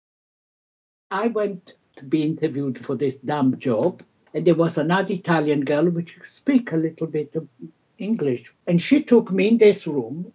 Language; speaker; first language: English; native; English